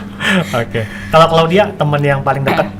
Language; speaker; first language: Indonesian; native; Indonesian